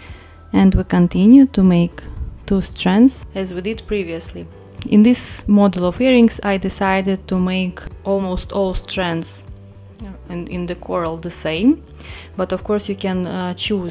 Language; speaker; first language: English; non-native, fluent; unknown